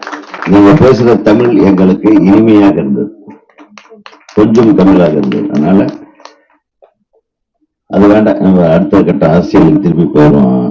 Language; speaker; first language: Tamil; native; Tamil